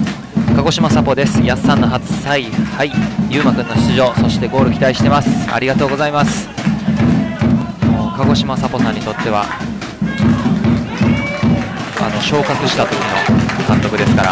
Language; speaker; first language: Japanese; native; Japanese